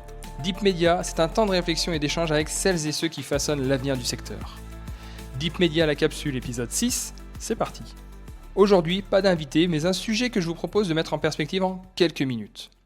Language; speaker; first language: French; native; French